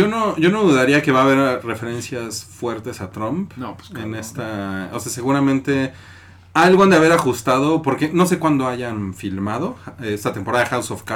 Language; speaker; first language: Spanish; native; Spanish